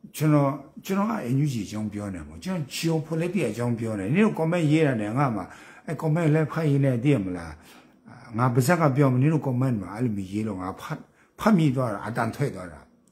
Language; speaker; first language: Burmese; non-native, local second language; Kachin